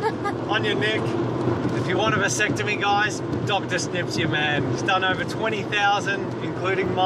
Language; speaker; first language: English; native; English